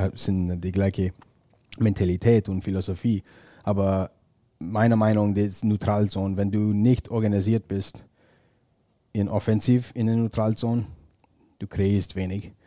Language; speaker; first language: German; non-native, fluent; English